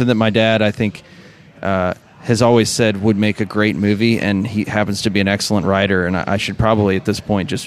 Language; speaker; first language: English; early bilingual, other home language; Russian